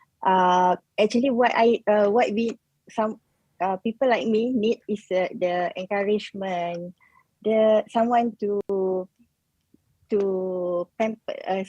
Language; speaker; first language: English; non-native, learner; Malay